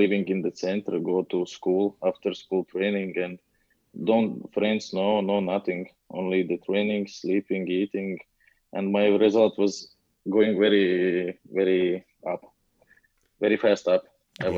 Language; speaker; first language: English; non-native, learner; Latvian